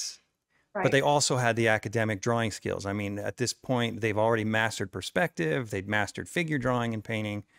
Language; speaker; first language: English; native; English